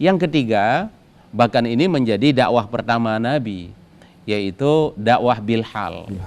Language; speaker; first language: Indonesian; native; Indonesian